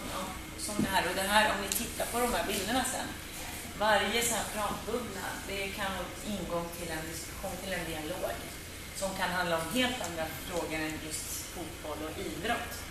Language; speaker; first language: Swedish; native; Swedish